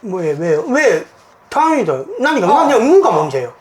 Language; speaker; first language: Korean; non-native, fluent; Japanese